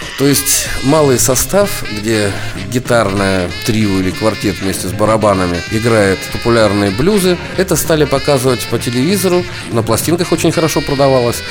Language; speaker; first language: Russian; native; Russian